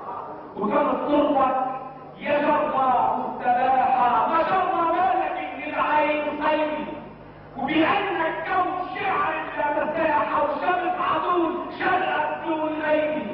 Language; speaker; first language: Arabic; native; Arabic